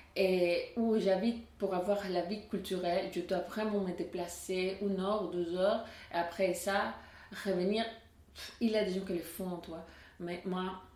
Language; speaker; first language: French; non-native, learner; Spanish